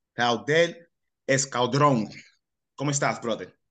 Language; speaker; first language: Spanish; early bilingual, heritage; Spanish